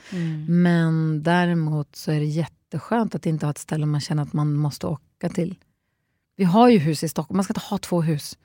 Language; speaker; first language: Swedish; native; Swedish